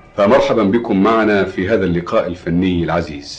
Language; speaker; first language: Arabic; native; Arabic